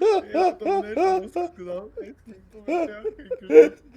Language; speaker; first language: French; non-native, learner; Russian